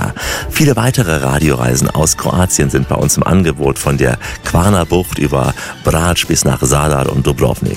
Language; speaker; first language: German; native; German